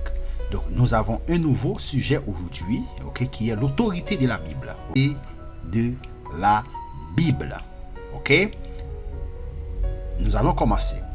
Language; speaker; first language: French; non-native, local second language; Haitian Creole